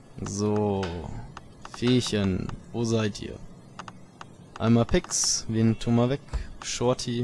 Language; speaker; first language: German; native; German